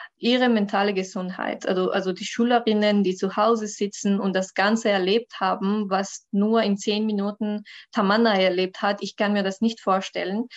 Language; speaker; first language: German; non-native, learner; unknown